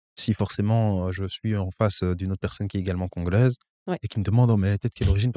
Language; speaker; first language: French; native; French